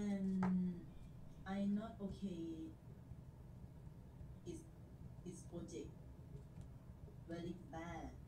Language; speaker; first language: English; non-native, learner; Thai